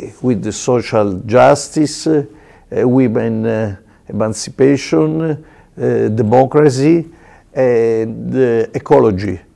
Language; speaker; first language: English; non-native, learner; Italian